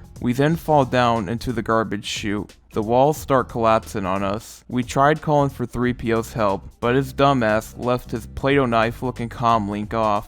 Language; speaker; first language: English; native; English